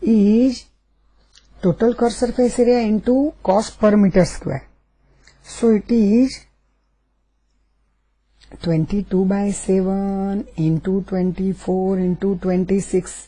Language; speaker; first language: English; non-native, local second language; Gujarati